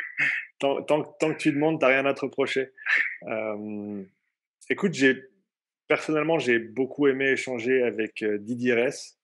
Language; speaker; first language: French; native; French